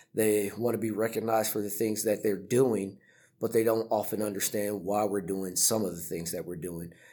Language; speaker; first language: English; native; English